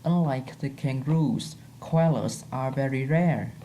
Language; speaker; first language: English; non-native, fluent; Vietnamese